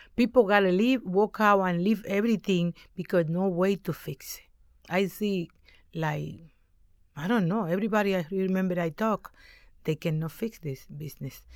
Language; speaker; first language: English; non-native, learner; Spanish